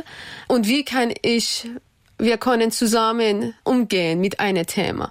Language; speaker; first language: German; non-native, learner; Persian